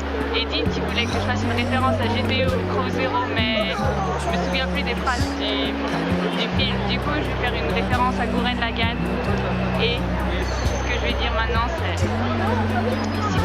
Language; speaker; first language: French; native; French